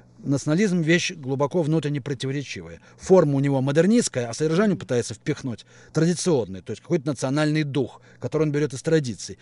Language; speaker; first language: Russian; native; Russian